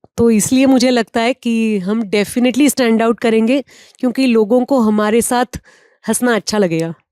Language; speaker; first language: Hindi; non-native, local second language; Marathi